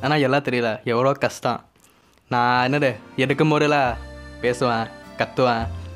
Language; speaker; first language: Tamil; non-native, learner; Thai